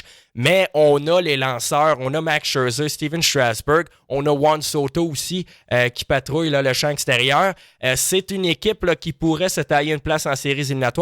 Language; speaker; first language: French; native; French